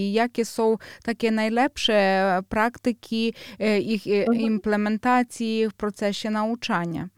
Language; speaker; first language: Polish; non-native, fluent; Ukrainian